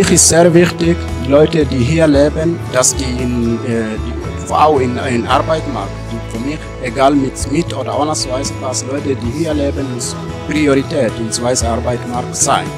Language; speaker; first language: German; non-native, learner; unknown